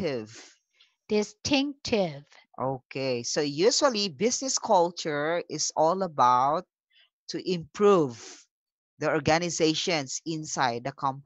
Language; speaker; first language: English; non-native, local second language; Filipino